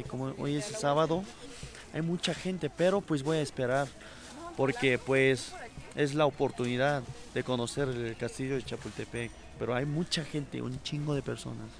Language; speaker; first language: Spanish; non-native, fluent; Korean